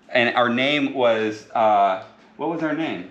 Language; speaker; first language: English; native; English